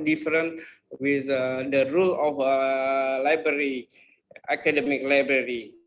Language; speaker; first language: English; non-native, fluent; Indonesian